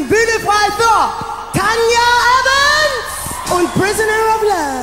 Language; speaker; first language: German; non-native, learner; English